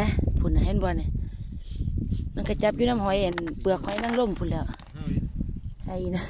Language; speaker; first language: Danish; non-native, learner; Thai